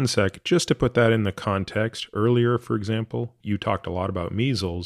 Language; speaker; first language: English; native; English